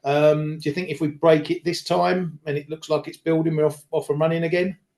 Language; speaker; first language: English; native; English